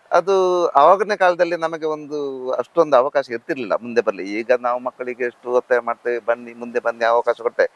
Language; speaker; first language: Kannada; non-native, local second language; Konkani